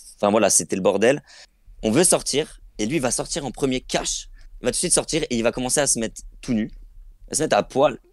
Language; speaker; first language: French; native; French